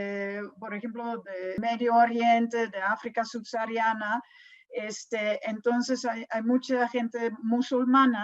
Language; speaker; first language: Spanish; non-native, fluent; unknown